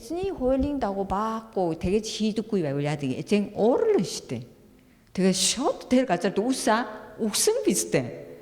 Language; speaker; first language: Mongolian; non-native, fluent; Korean